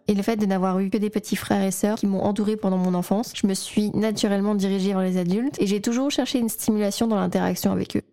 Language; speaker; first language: French; native; French